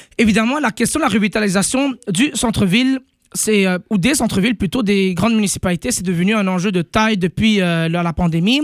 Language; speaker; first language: French; native; French